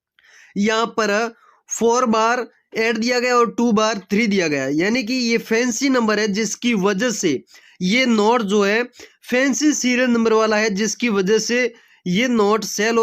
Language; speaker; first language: Hindi; native; Hindi